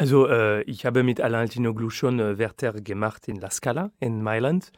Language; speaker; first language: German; non-native, fluent; French